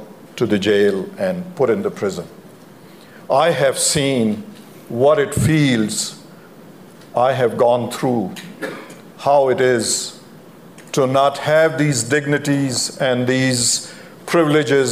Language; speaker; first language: English; non-native, local second language; Punjabi